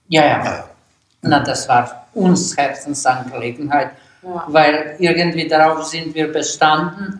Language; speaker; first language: German; non-native, fluent; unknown